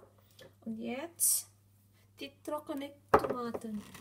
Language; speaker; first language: German; non-native, learner; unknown